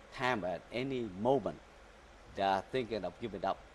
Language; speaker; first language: English; early bilingual, other home language; Vietnamese